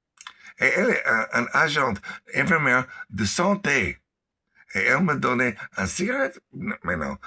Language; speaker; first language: French; non-native, learner; English